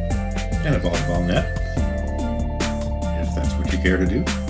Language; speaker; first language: English; native; English